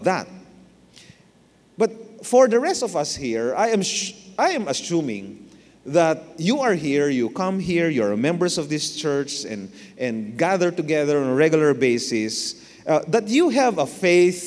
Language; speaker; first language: English; non-native, local second language; Filipino